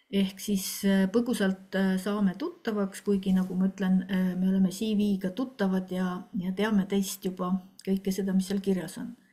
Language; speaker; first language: Estonian; native; Estonian